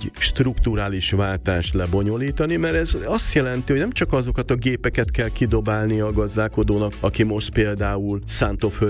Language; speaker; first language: Hungarian; native; Hungarian